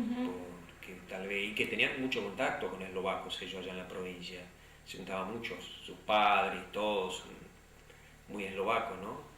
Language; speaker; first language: Spanish; early bilingual, other home language; Slovak